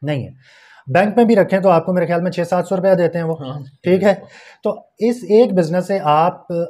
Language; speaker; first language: Urdu; non-native, local second language; Punjabi